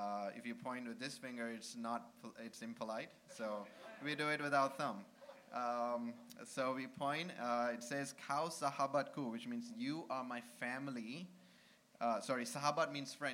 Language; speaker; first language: English; non-native, local second language; Malay